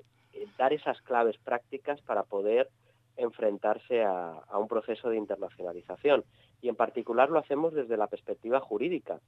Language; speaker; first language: Spanish; native; Spanish